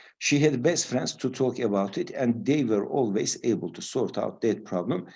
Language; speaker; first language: English; non-native, fluent; Turkish